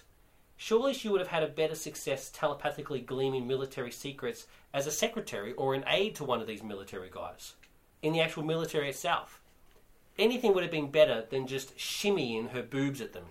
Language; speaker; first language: English; native; English